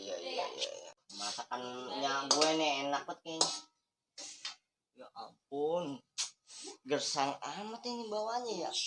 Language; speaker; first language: Indonesian; native; Indonesian